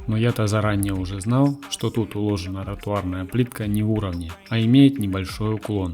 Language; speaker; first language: Russian; native; Russian